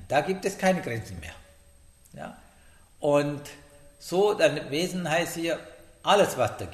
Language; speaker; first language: German; non-native, learner; Sinhala